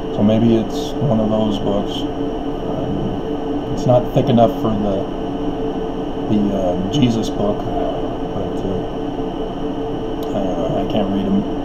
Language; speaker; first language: English; native; English